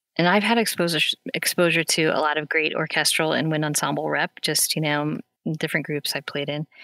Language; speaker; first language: English; native; English